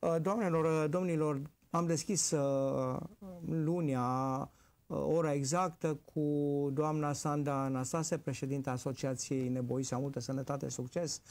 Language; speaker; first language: Romanian; native; Romanian